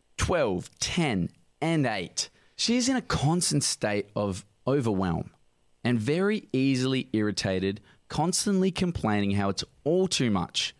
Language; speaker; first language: English; native; English